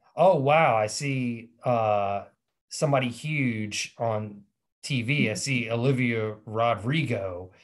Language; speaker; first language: English; native; English